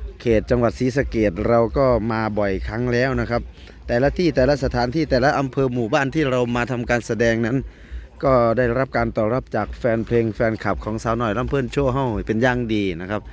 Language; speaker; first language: Thai; non-native, local second language; Northeastern Thai